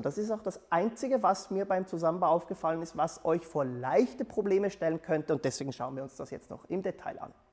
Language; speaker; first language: German; native; German